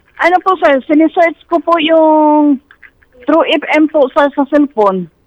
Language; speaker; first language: Filipino; non-native, local second language; Cebuano